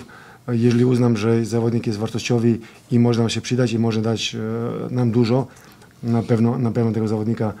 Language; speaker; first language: Polish; non-native, fluent; Serbian